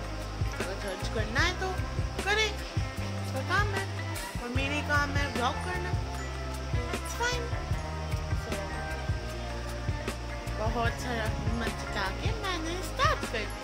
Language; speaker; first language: Hindi; non-native, local second language; Bangla